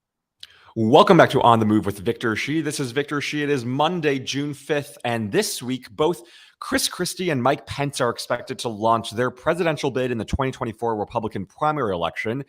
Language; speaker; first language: English; native; English